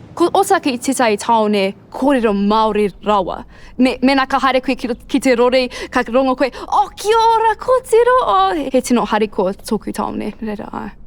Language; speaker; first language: Māori; non-native, local second language; English